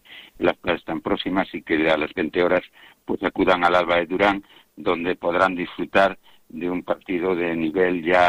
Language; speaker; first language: Spanish; native; Spanish